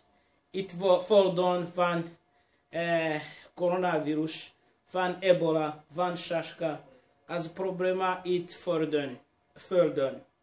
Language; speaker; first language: Hungarian; non-native, learner; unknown